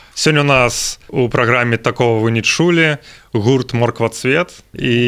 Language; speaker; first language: Belarusian; non-native, local second language; Russian